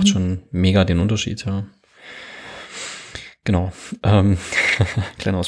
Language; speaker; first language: German; native; German